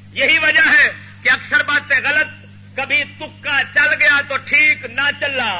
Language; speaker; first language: Urdu; non-native, local second language; Punjabi